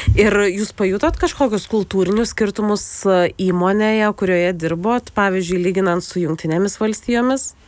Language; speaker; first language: Lithuanian; native; Lithuanian